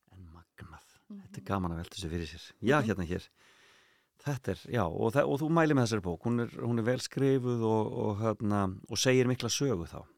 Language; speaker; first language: Icelandic; native; Icelandic